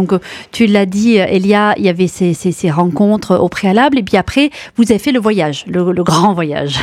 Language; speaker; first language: French; native; French